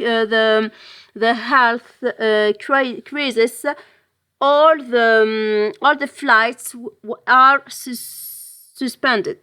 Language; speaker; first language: English; non-native, fluent; French